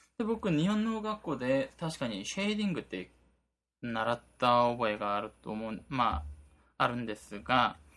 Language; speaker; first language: Japanese; non-native, fluent; Korean